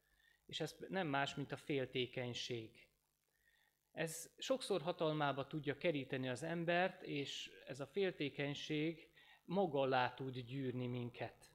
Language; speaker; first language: Hungarian; native; Hungarian